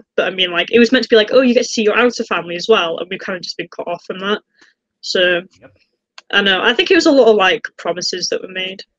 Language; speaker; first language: English; native; English